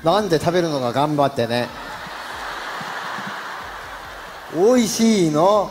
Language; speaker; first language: Japanese; non-native, fluent; Korean